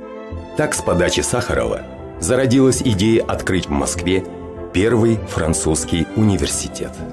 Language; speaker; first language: Russian; native; Russian